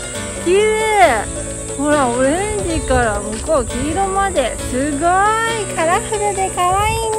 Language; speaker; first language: Japanese; native; Japanese